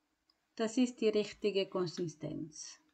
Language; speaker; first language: German; non-native, fluent; Croatian